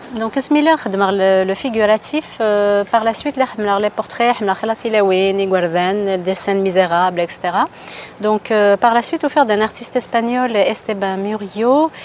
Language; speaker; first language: French; non-native, local second language; Kabyle